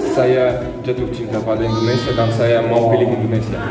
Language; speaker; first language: Malay; non-native, fluent; Russian